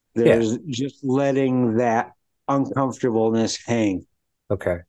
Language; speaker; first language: English; native; English